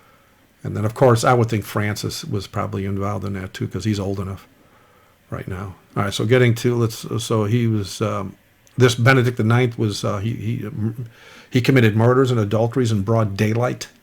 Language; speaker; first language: English; native; English